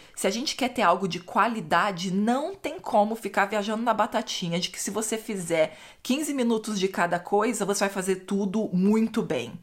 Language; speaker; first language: Portuguese; native; Portuguese